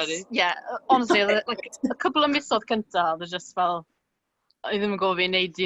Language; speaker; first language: Welsh; native; Welsh